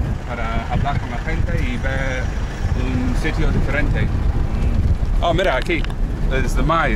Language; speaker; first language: Spanish; non-native, learner; English